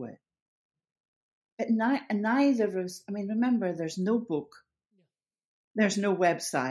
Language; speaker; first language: English; native; English